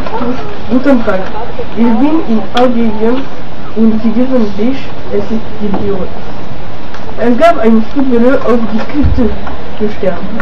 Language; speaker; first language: German; non-native, learner; French